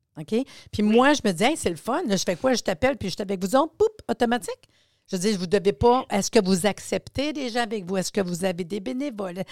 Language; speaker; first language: French; native; French